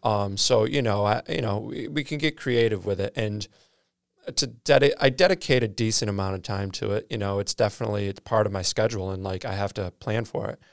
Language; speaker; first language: English; native; English